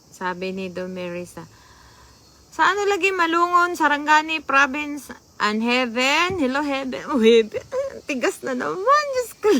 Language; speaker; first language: Filipino; non-native, local second language; Cebuano